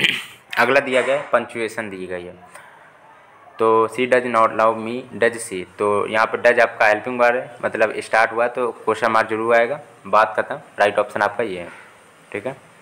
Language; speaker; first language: Hindi; native; Hindi